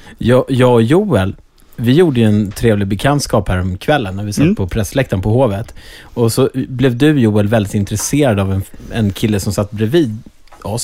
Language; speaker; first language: Swedish; native; Swedish